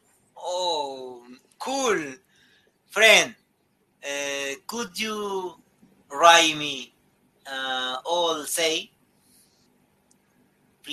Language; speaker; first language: English; non-native, learner; Spanish